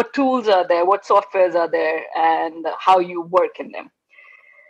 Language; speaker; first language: English; non-native, local second language; Hindi